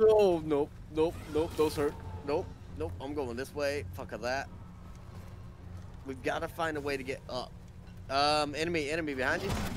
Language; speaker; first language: English; native; English